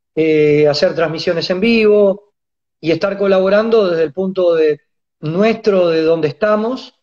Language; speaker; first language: Spanish; native; Spanish